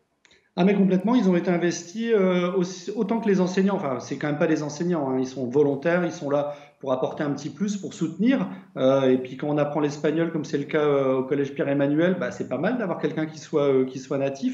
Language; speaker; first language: French; native; French